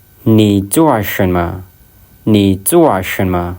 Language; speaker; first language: Chinese; non-native, fluent; Lao